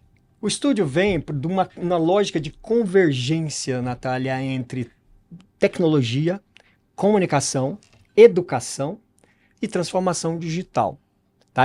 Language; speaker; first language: Portuguese; native; Portuguese